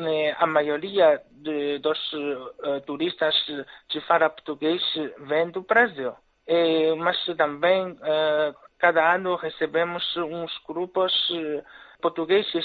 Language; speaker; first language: Portuguese; non-native, fluent; Chinese